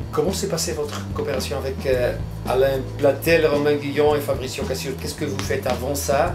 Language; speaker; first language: French; non-native, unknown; Greek